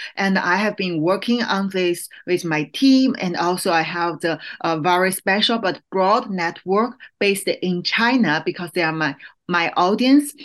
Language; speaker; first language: English; non-native, fluent; Chinese